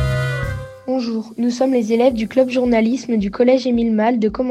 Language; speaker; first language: French; native; French